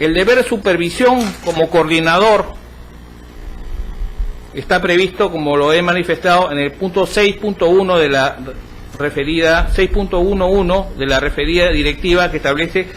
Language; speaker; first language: Spanish; native; Spanish